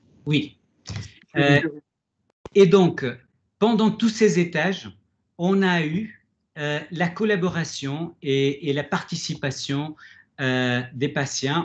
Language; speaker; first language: French; non-native, fluent; Portuguese